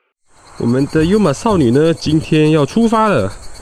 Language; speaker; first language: Chinese; native; Chinese